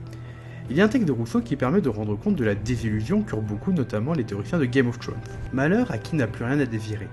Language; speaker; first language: French; native; French